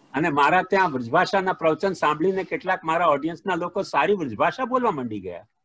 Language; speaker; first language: Gujarati; non-native, local second language; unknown